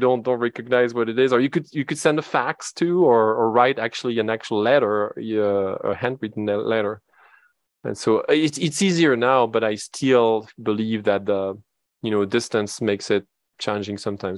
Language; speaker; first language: English; non-native, fluent; French